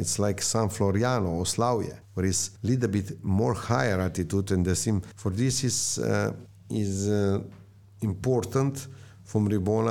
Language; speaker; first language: English; non-native, learner; Slovenian